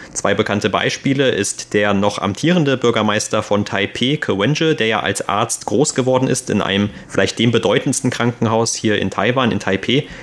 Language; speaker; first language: German; native; German